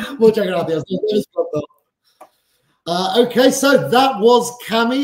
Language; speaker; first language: English; native; English